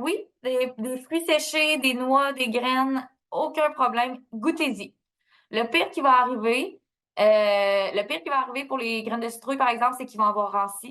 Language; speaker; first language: French; native; French